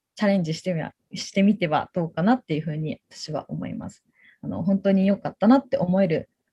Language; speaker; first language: Japanese; native; Japanese